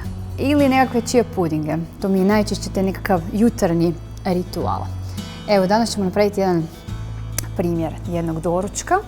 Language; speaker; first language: Croatian; native; Croatian